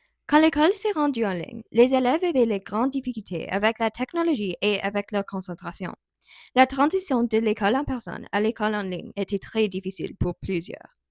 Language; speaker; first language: French; non-native, learner; English